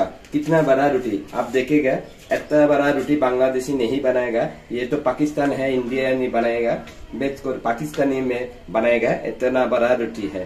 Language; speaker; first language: Hindi; non-native, learner; Bangla